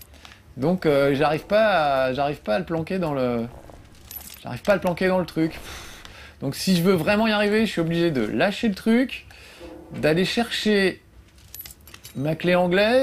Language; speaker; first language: French; native; French